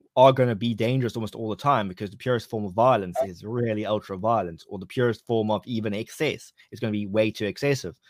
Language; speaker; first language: English; native; English